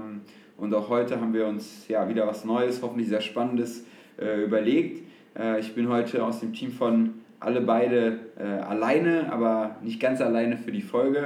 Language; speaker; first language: German; native; German